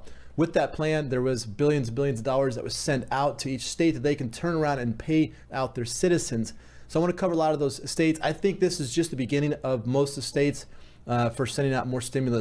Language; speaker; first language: English; native; English